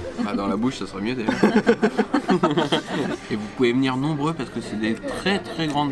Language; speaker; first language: French; native; French